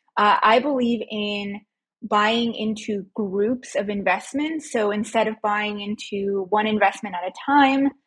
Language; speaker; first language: English; early bilingual, other home language; Spanish